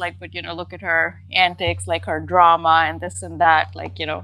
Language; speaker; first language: English; non-native, local second language; Urdu